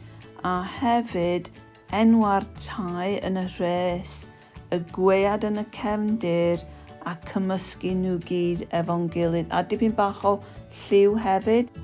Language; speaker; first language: Welsh; non-native, fluent; English